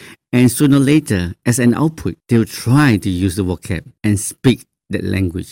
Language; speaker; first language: English; non-native, local second language; Chinese